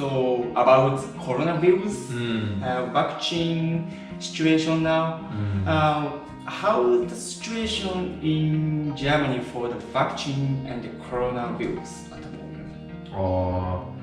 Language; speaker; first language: English; non-native, learner; Japanese